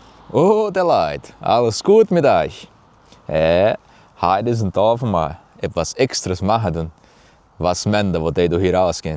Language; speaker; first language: German; early bilingual, heritage; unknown